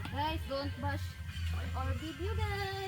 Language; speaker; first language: English; non-native, local second language; Cebuano